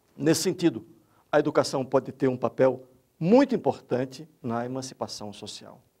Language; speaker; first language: Portuguese; native; Portuguese